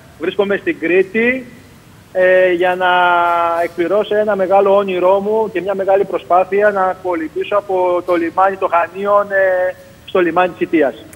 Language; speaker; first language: Greek; native; Greek